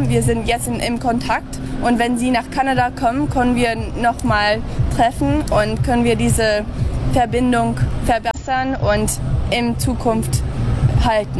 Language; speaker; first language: German; early bilingual, heritage; English